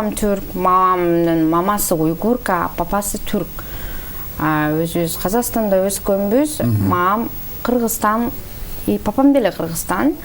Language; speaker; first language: Kyrgyz; early bilingual, heritage; Kyrgyz